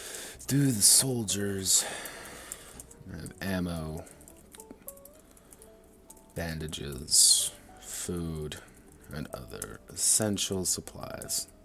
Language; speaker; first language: English; native; English